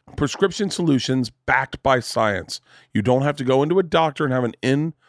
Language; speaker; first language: English; native; English